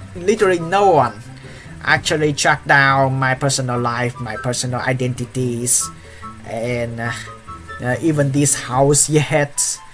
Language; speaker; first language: English; non-native, learner; Vietnamese